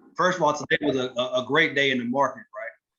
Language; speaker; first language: English; native; English